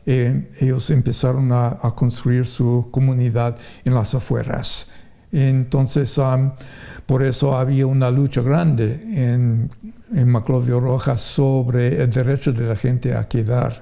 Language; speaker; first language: Spanish; non-native, fluent; English